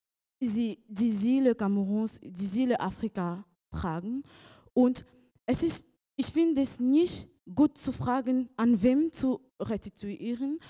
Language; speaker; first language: German; non-native, learner; French